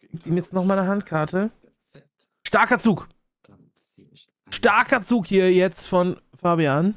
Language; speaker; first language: German; native; German